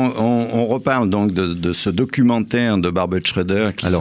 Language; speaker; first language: French; native; French